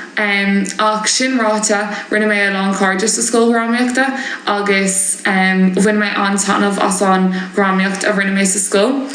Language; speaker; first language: Irish; non-native, local second language; English